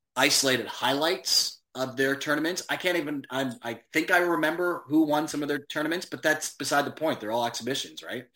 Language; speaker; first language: English; native; English